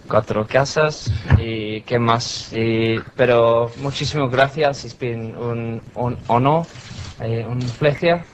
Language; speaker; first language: Spanish; non-native, learner; English